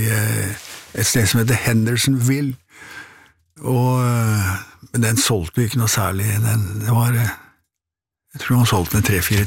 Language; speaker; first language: Norwegian; native; Norwegian